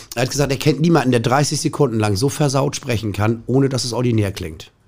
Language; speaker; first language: German; native; German